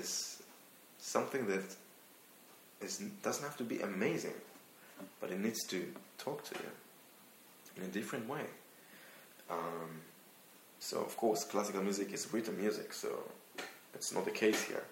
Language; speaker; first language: English; non-native, fluent; Hebrew